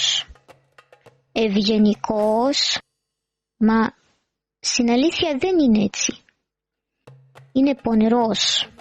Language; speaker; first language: Greek; non-native, fluent; Arabic